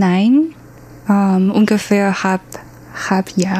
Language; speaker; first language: German; non-native, learner; Chinese